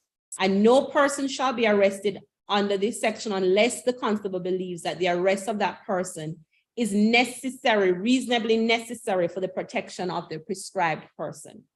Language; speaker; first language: English; native; English